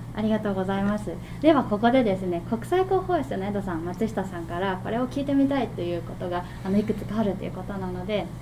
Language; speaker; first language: Japanese; native; Japanese